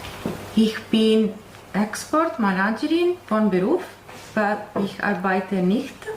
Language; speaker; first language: German; non-native, learner; Italian